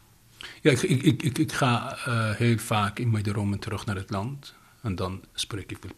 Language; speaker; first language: Dutch; non-native, fluent; Persian